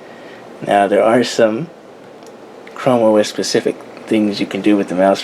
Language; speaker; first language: English; native; English